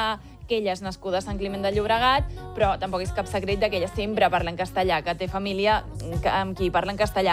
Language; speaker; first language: Catalan; native; Catalan